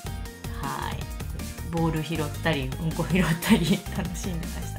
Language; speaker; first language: Japanese; native; Japanese